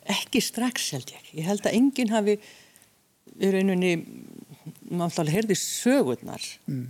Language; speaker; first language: Icelandic; early bilingual, other home language; Hungarian